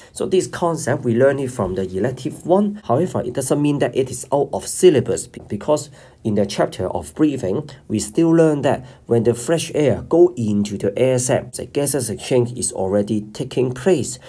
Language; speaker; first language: English; non-native, local second language; Cantonese